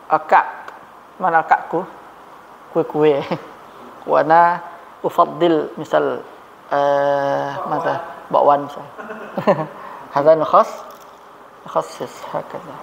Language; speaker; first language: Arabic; non-native, fluent; Indonesian